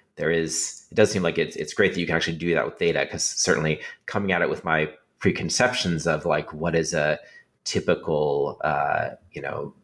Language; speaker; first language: English; native; English